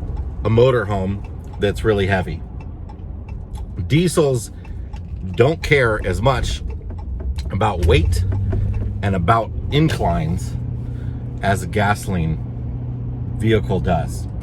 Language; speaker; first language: English; native; English